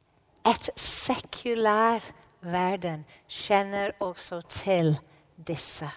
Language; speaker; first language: Norwegian; non-native, fluent; English